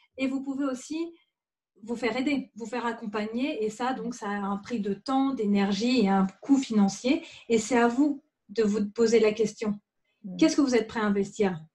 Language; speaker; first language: French; native; French